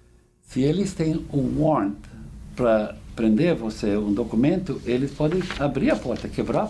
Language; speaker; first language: Portuguese; non-native, fluent; English